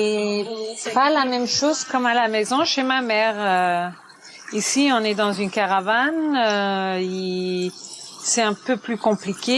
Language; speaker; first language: French; non-native, fluent; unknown